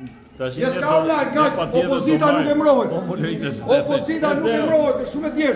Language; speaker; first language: Albanian; native; Albanian